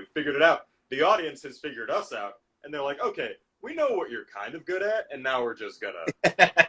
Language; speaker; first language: English; native; English